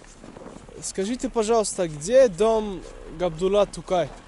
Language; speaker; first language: Russian; non-native, learner; French